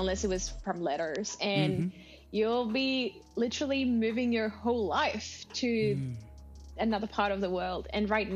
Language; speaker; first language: English; non-native, fluent; Spanish